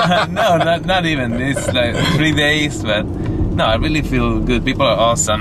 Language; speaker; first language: English; non-native, fluent; Italian